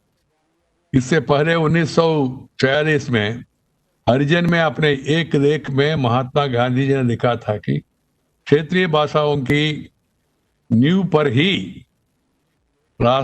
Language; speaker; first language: Hindi; non-native, local second language; Telugu